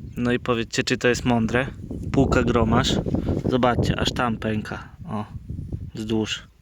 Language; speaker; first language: Polish; native; Polish